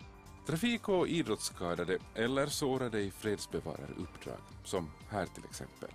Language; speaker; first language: Swedish; native; Swedish